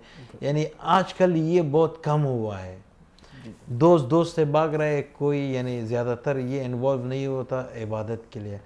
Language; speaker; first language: Hindi; non-native, fluent; Pashto